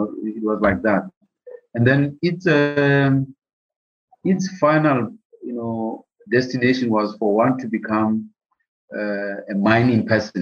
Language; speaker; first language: English; non-native, local second language; Southern Sotho